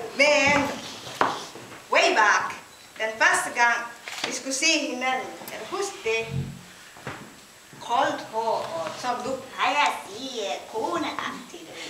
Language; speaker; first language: Danish; non-native, learner; Filipino